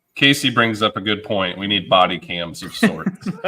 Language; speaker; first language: English; native; English